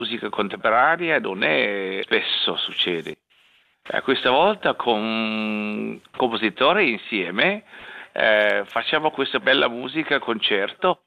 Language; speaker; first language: Italian; non-native, learner; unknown